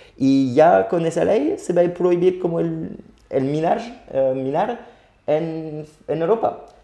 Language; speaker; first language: Spanish; non-native, fluent; French